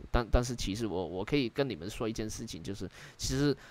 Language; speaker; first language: Chinese; non-native, local second language; Cantonese